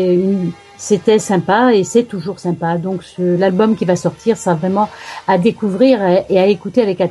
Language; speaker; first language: French; native; French